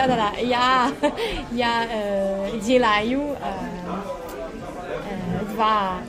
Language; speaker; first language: Russian; non-native, learner; French